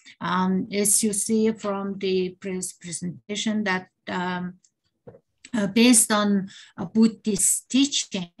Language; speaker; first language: English; non-native, learner; Mongolian